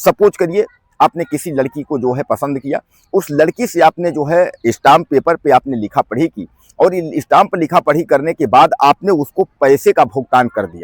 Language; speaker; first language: Hindi; native; Hindi